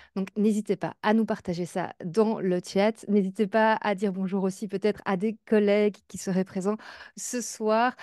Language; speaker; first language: French; native; French